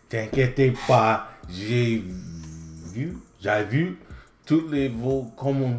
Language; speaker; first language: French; non-native, learner; English